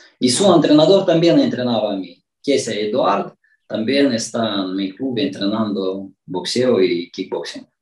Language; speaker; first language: Spanish; non-native, learner; Romanian